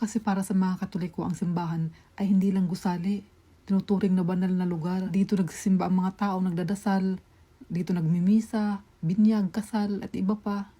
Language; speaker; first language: Filipino; non-native, local second language; Cebuano